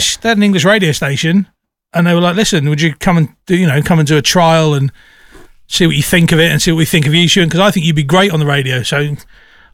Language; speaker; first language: English; native; English